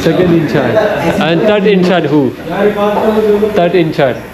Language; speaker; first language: English; non-native, learner; Burmese